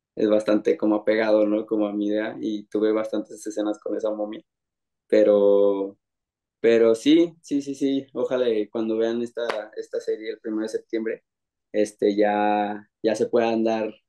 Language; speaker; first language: Spanish; native; Spanish